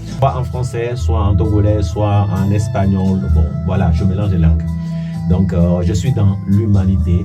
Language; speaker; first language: French; non-native, local second language; Ewe